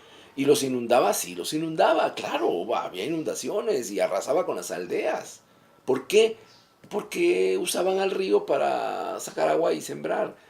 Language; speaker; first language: Spanish; native; Spanish